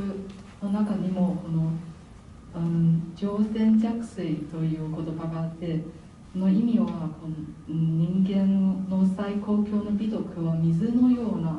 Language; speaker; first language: Japanese; non-native, fluent; Chinese